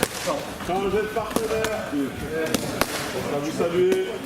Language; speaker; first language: French; native; French